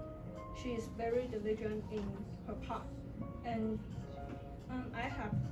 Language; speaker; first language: English; non-native, learner; Chinese